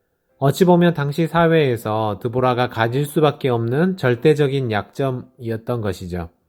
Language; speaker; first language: Korean; native; Korean